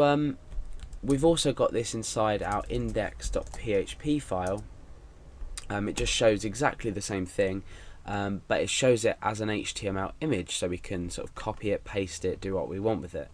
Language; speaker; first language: English; native; English